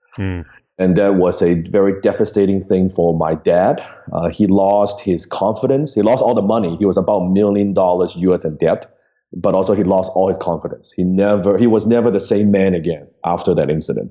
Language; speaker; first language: English; non-native, local second language; Cantonese